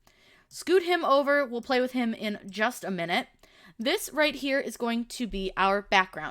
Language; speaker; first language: English; native; English